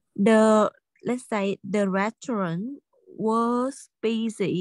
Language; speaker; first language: English; non-native, learner; Vietnamese